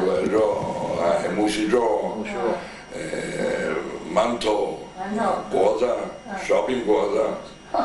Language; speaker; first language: Chinese; non-native, local second language; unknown